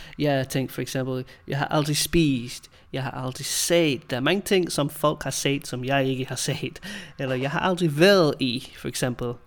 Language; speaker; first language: Danish; non-native, fluent; English